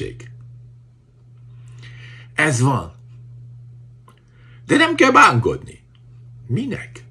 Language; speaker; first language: Hungarian; native; Hungarian